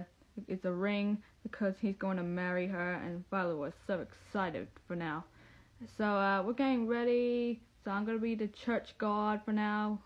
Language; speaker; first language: English; native; English